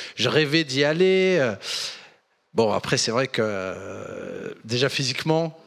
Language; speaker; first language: French; native; French